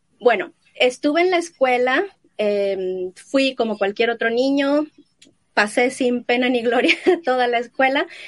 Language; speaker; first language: Spanish; native; Spanish